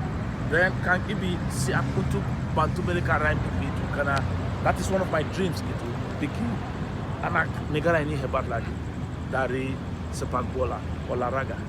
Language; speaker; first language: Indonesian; non-native, fluent; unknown